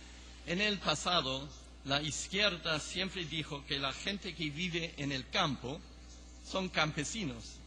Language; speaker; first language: Spanish; non-native, fluent; English